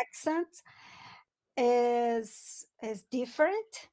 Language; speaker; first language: English; non-native, learner; Portuguese